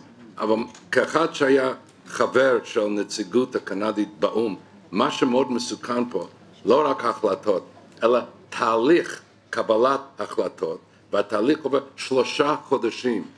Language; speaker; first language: Hebrew; non-native, fluent; English